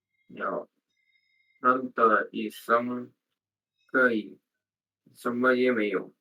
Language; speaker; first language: Chinese; non-native, learner; Indonesian